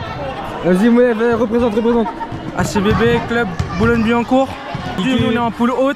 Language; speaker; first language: French; native; French